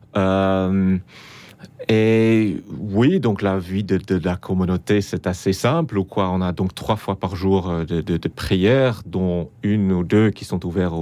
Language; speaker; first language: French; non-native, fluent; Dutch